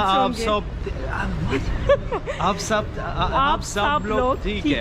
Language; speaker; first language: Hindi; non-native, learner; Turkish